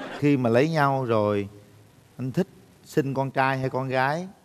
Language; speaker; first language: Vietnamese; native; Vietnamese